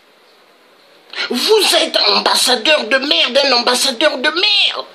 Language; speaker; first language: French; non-native, local second language; Kongo